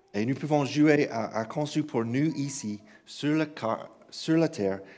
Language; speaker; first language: French; non-native, fluent; English